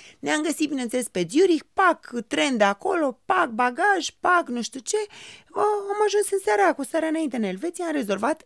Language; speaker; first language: Romanian; native; Romanian